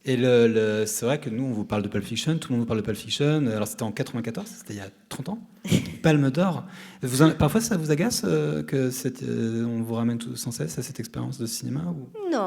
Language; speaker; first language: French; native; French